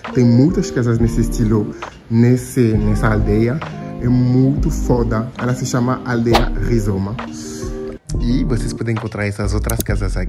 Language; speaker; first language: Portuguese; non-native, fluent; French